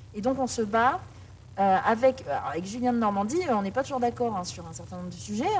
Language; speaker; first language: French; native; French